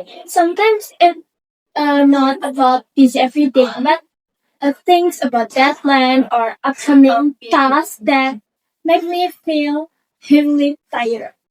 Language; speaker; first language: English; non-native, learner; Indonesian